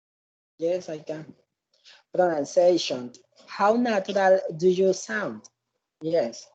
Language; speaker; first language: English; non-native, learner; Spanish